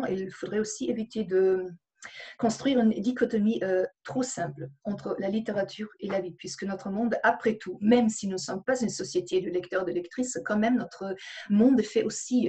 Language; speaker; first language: French; non-native, fluent; German